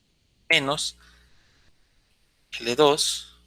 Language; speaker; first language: Spanish; native; Spanish